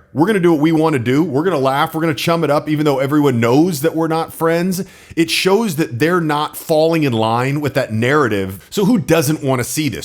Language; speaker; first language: English; native; English